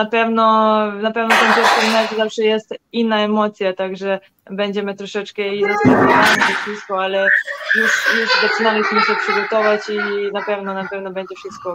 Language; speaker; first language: Polish; non-native, learner; Serbian